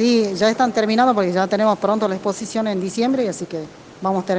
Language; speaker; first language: Spanish; native; Spanish